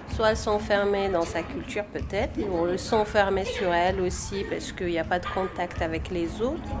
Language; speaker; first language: French; non-native, local second language; Arabic